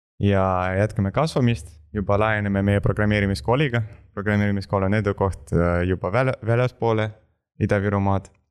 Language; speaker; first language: Estonian; non-native, local second language; Russian